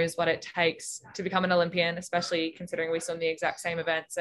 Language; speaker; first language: English; native; English